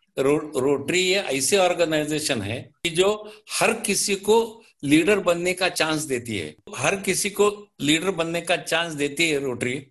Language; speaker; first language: Hindi; non-native, local second language; Marathi